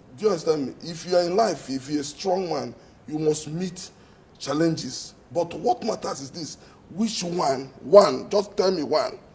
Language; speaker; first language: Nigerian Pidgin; non-native, local second language; Igbo